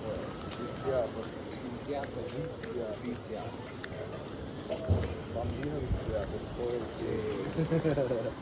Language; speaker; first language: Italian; non-native, learner; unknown